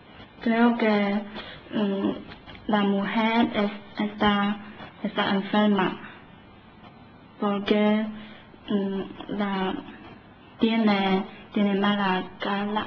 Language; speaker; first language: Spanish; non-native, learner; Chinese